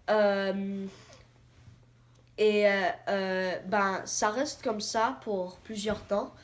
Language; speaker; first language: French; non-native, learner; English